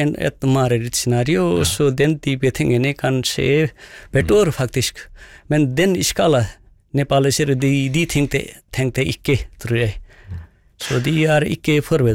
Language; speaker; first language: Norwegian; non-native, fluent; Nepali